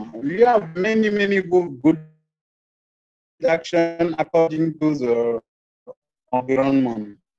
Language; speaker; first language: English; non-native, learner; French